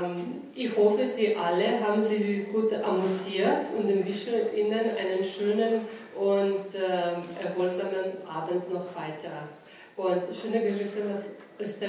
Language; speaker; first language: German; non-native, fluent; Slovenian